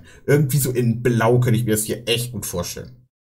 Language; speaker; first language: German; native; German